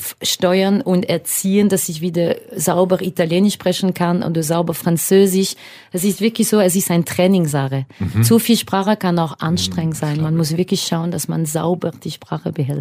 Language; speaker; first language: German; non-native, fluent; French